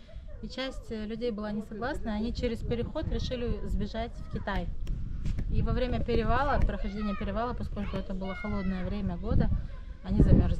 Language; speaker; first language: Russian; native; Russian